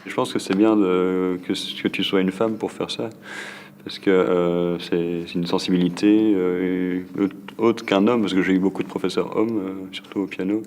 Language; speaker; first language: French; native; French